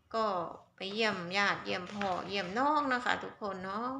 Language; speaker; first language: Thai; native; Thai